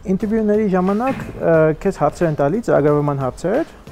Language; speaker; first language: Armenian; early bilingual, heritage; Armenian